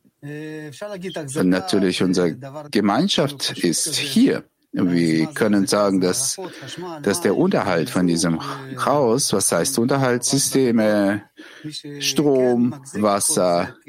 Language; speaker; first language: German; non-native, fluent; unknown